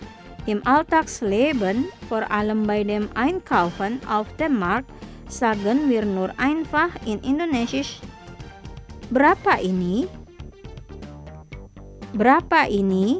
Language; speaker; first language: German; non-native, fluent; Indonesian